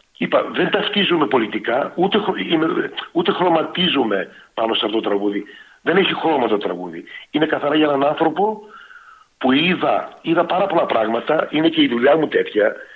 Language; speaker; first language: Greek; early bilingual, heritage; Greek